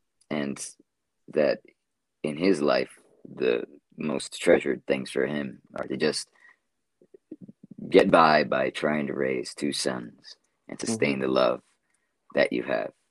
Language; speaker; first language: English; native; English